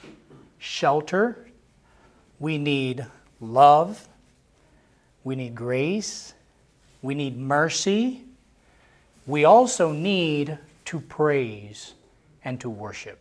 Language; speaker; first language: English; non-native, local second language; Spanish